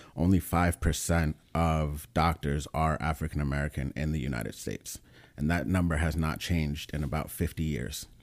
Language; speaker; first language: English; native; English